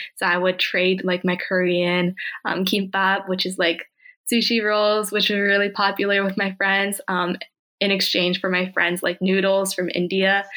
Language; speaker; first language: English; early bilingual, other home language; Korean